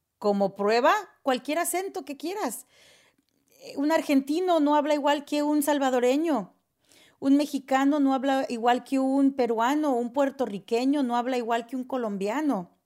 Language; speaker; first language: Spanish; early bilingual, heritage; Spanish